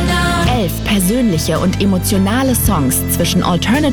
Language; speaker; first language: German; native; German